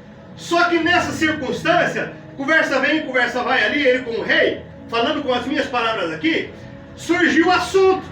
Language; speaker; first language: Portuguese; native; Portuguese